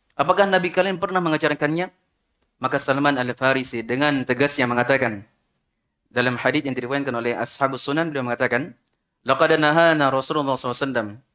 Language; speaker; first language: Malay; non-native, local second language; Sundanese